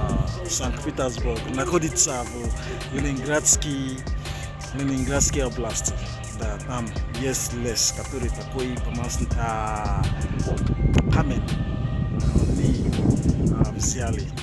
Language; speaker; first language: Russian; non-native, learner; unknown